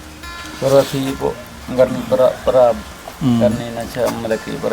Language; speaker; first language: Filipino; non-native, learner; Punjabi